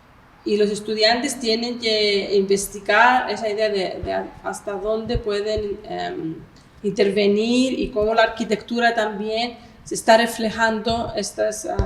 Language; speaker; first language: Spanish; non-native, fluent; Greek